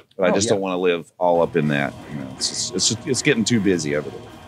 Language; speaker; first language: English; native; English